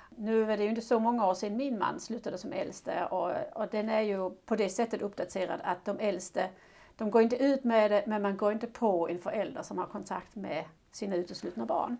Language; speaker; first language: Swedish; non-native, fluent; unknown